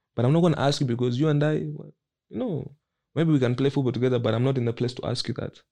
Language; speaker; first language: English; non-native, local second language; Nyanja